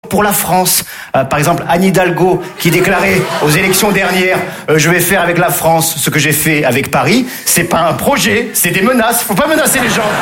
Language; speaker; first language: French; native; French